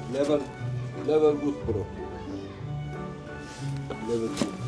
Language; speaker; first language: English; non-native, learner; Turkish